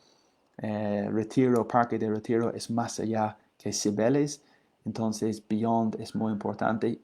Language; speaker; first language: Spanish; non-native, learner; English